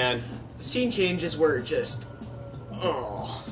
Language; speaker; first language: English; native; English